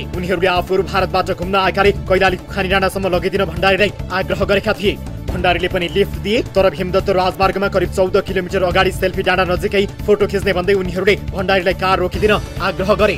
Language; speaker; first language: Nepali; native; Nepali